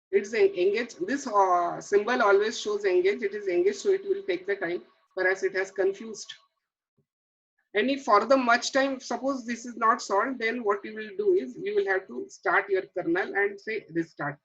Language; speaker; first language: English; non-native, local second language; Marathi